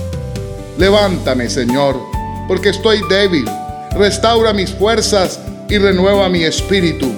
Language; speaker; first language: Spanish; native; Spanish